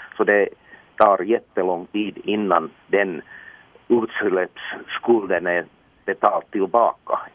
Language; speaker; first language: Swedish; non-native, local second language; Finnish